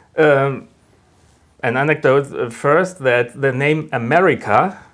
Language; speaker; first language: English; non-native, fluent; German